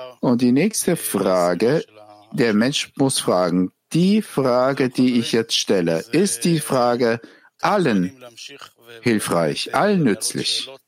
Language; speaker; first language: German; non-native, fluent; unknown